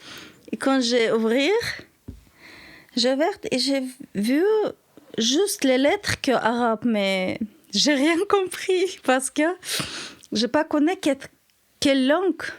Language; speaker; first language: French; non-native, learner; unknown